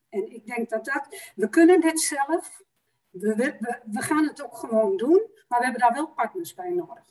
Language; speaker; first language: Dutch; native; Dutch